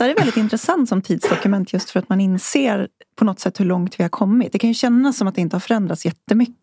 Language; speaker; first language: Swedish; native; Swedish